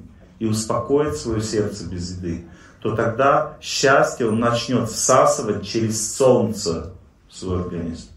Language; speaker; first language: Russian; native; Russian